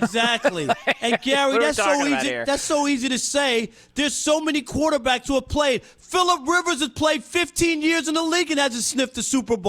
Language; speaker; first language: English; native; English